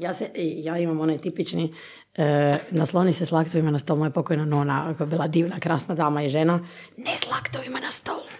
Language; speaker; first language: Croatian; native; Croatian